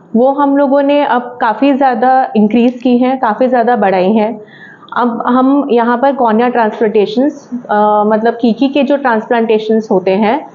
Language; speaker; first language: Hindi; native; Hindi